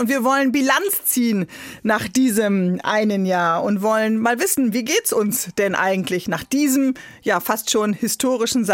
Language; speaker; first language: German; native; German